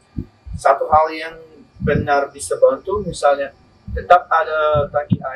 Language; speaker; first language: Indonesian; non-native, learner; Spanish